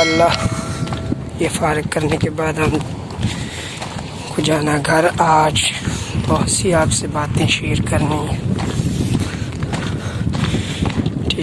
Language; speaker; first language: Hindi; non-native, local second language; Punjabi